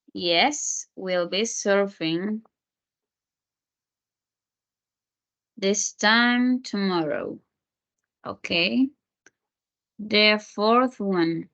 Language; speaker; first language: English; non-native, fluent; Spanish